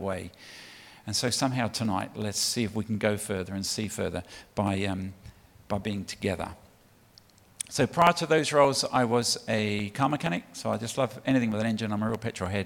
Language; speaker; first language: English; native; English